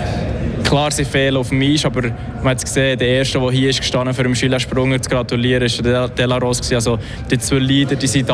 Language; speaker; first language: German; native; German